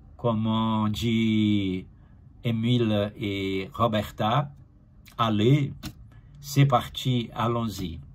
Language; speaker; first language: French; non-native, learner; Portuguese